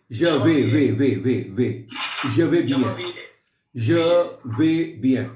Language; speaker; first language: French; non-native, fluent; Hindi